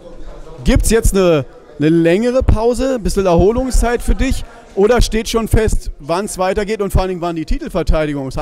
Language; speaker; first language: German; native; German